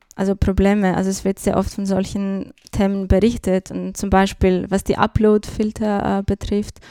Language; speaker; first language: German; non-native, fluent; Greek